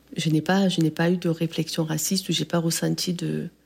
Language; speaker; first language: French; native; French